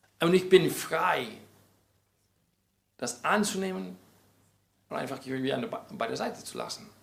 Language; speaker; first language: German; non-native, fluent; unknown